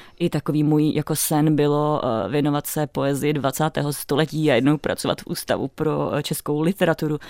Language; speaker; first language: Czech; native; Czech